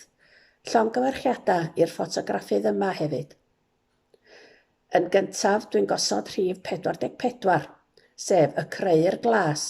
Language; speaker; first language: Welsh; native; Welsh